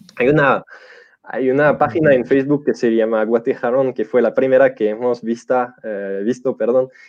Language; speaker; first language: Spanish; non-native, fluent; French